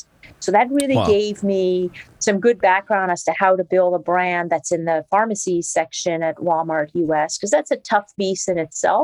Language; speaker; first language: English; non-native, fluent; French